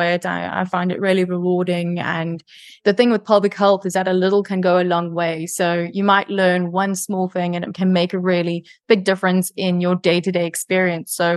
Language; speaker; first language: English; native; English